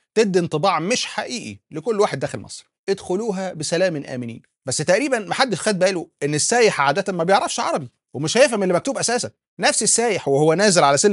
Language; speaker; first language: Arabic; native; Arabic